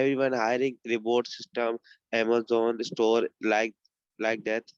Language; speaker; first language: English; non-native, learner; Urdu